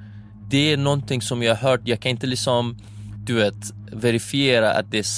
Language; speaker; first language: Swedish; non-native, fluent; Persian